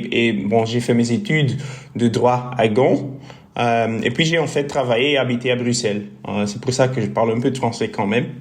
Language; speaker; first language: French; non-native, local second language; Dutch